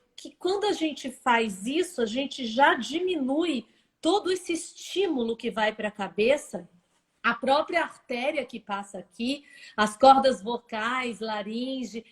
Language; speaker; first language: Portuguese; native; Portuguese